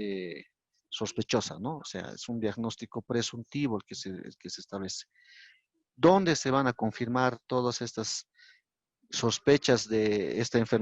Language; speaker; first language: Spanish; native; Spanish